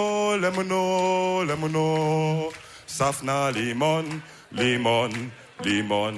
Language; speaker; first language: German; early bilingual, other home language; Wolof